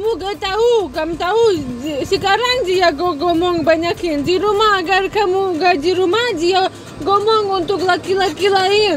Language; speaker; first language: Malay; non-native, learner; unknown